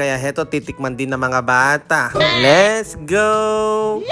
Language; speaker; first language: Filipino; native; Filipino